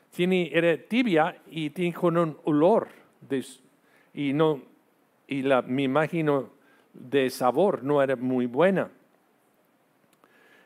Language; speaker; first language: Spanish; non-native, fluent; English